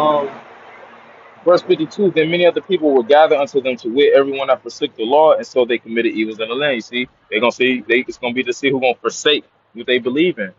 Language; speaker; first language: English; native; English